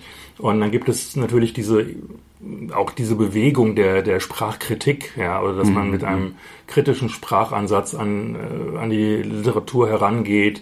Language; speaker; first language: German; native; German